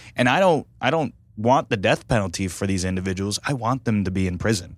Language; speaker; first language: English; native; English